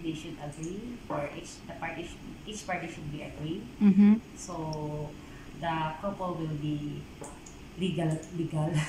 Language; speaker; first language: English; non-native, local second language; Filipino